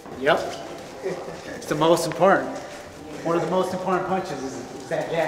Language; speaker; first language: English; native; English